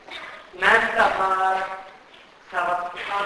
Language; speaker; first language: French; non-native, fluent; Turkish